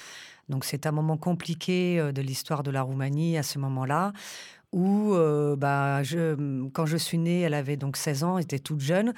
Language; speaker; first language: French; early bilingual, other home language; Romanian